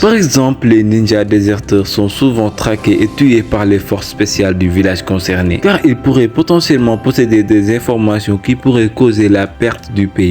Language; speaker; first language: French; native; French